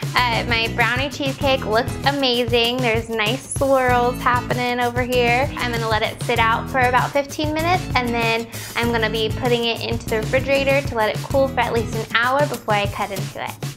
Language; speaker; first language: English; native; English